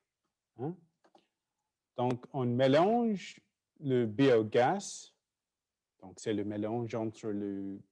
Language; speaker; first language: French; non-native, fluent; English